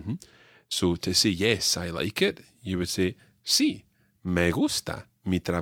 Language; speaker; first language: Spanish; non-native, fluent; English